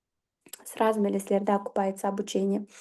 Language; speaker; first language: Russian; non-native, local second language; Kyrgyz